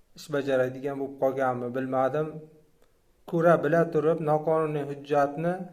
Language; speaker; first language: Uzbek; native; Uzbek